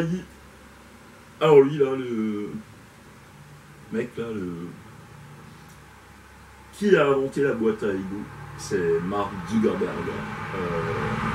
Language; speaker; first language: French; native; French